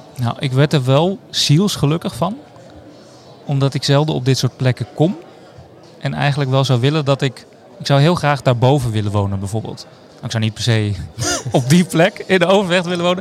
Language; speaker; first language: Dutch; native; Dutch